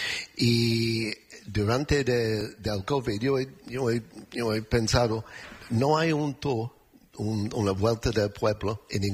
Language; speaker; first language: Spanish; non-native, learner; English